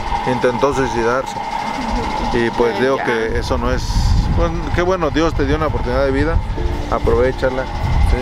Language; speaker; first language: Spanish; native; Spanish